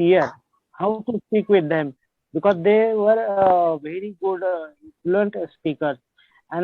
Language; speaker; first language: English; non-native, learner; Marathi